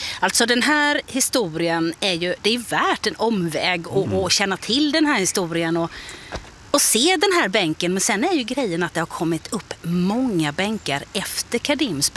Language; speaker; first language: Swedish; native; Swedish